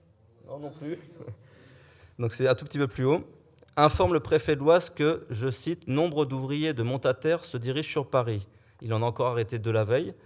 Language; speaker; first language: French; native; French